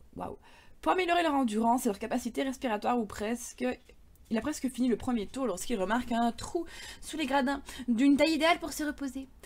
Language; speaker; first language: French; native; French